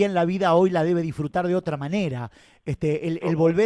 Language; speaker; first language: Spanish; native; Spanish